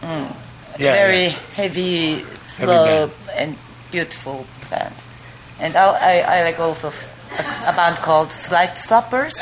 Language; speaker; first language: English; non-native, fluent; Japanese